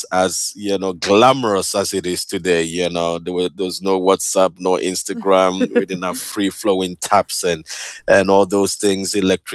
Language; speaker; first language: English; non-native, local second language; Akan